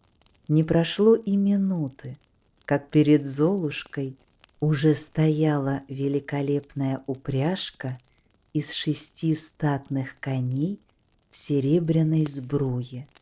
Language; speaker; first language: Russian; native; Russian